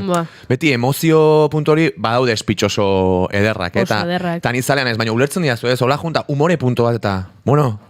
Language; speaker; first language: Basque; native; Basque